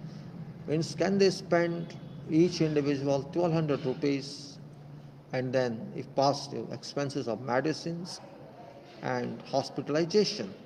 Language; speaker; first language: English; non-native, local second language; Hindi